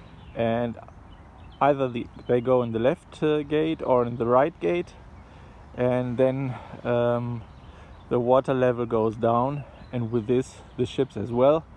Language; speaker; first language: English; non-native, fluent; German